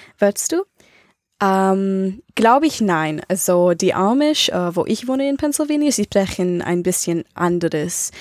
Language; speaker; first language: German; non-native, learner; English